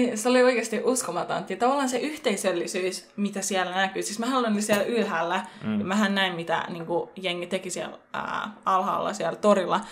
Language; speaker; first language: Finnish; early bilingual, other home language; Persian